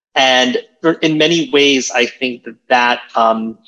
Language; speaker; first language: English; native; English